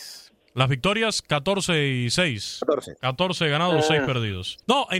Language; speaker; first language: Spanish; native; Spanish